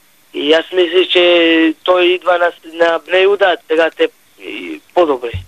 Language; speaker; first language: Bulgarian; non-native, learner; Hebrew